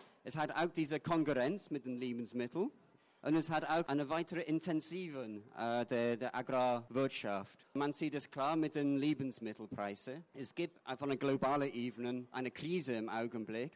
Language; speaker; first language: German; non-native, fluent; English